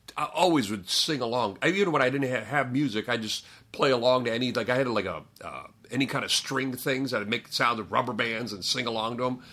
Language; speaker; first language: English; native; English